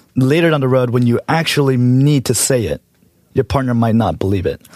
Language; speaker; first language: English; native; English